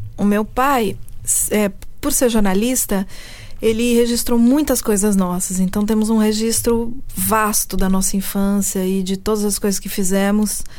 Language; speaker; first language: Portuguese; early bilingual, heritage; Portuguese